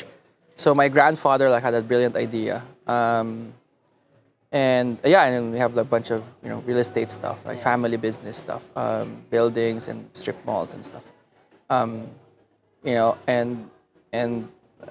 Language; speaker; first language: English; non-native, local second language; Filipino